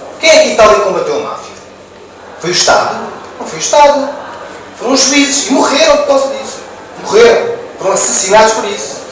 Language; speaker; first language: Portuguese; native; Portuguese